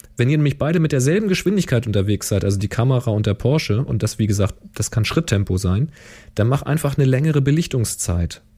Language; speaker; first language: German; native; German